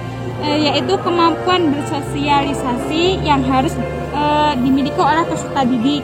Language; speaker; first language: Indonesian; native; Indonesian